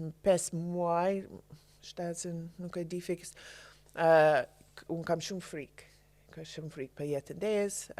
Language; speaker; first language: Albanian; non-native, learner; English